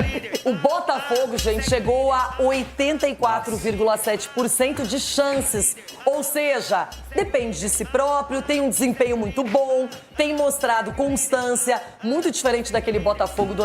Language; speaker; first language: Portuguese; native; Portuguese